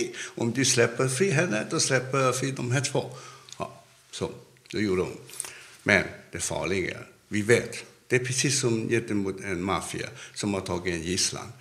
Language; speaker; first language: Swedish; non-native, fluent; Cantonese